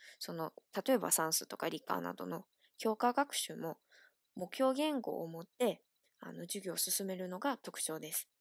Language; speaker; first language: Japanese; non-native, fluent; Chinese